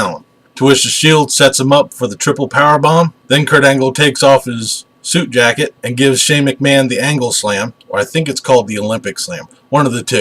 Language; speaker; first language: English; native; English